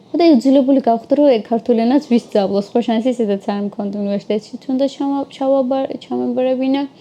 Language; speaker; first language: Georgian; non-native, fluent; Azerbaijani